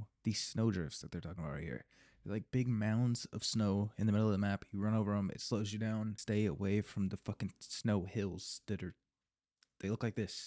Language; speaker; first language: English; native; English